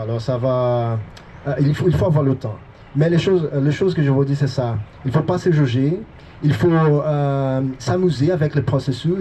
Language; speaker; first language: French; non-native, fluent; Portuguese